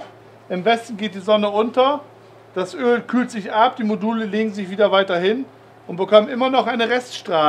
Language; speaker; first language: German; native; German